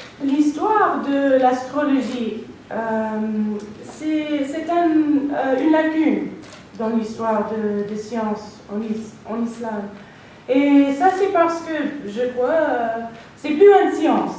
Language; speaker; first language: French; non-native, fluent; English